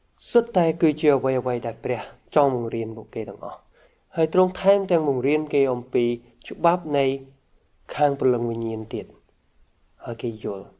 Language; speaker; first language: Khmer; native; Khmer